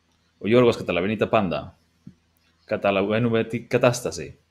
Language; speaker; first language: Greek; non-native, learner; English